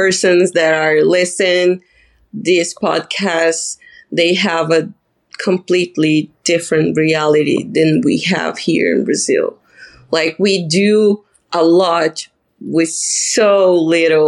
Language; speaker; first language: English; non-native, fluent; Portuguese